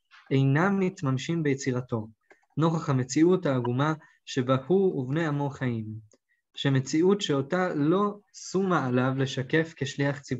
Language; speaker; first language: Hebrew; native; Hebrew